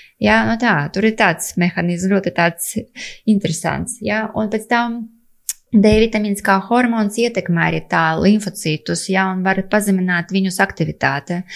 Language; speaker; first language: Latvian; non-native, local second language; Russian